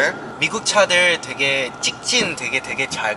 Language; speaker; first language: Korean; non-native, learner; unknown